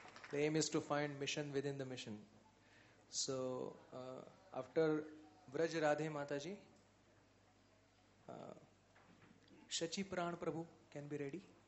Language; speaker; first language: English; non-native, local second language; Marathi